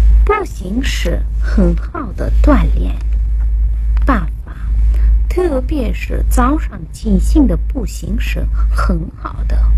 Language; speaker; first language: Chinese; non-native, fluent; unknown